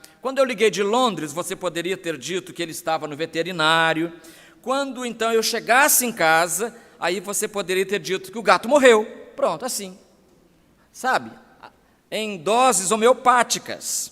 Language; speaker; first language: Portuguese; native; Portuguese